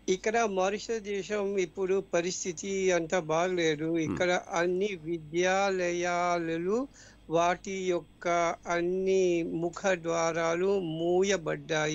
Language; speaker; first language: Telugu; non-native, fluent; Morisyen